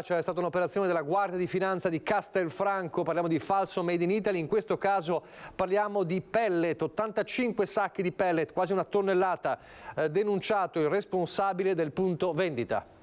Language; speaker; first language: Italian; native; Italian